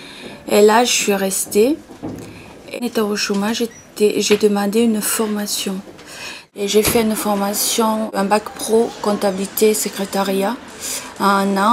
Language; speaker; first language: French; non-native, fluent; Portuguese